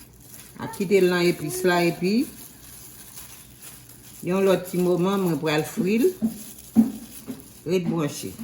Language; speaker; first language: French; non-native, learner; Haitian Creole